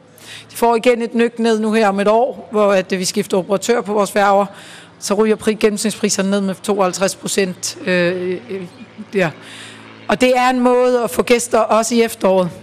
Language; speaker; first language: Danish; native; Danish